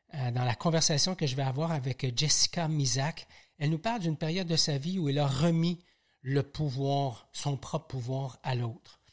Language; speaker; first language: French; native; French